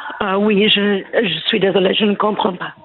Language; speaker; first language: French; non-native, fluent; English